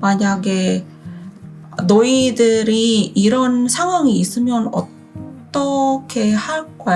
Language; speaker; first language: Korean; non-native, fluent; Indonesian